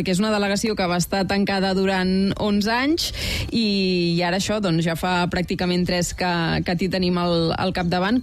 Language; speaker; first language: Catalan; native; Catalan